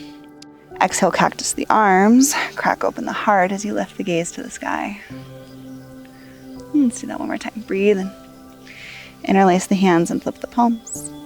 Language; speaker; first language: English; native; English